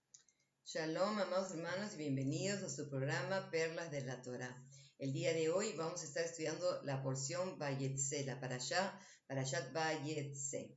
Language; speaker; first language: Spanish; native; Spanish